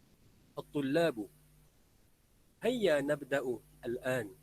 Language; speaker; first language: Arabic; non-native, learner; Malay